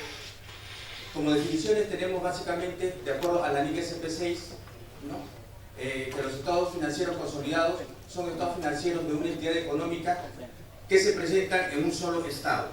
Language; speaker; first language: Spanish; native; Spanish